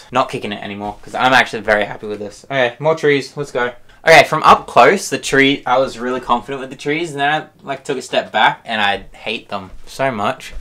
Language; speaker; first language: English; native; English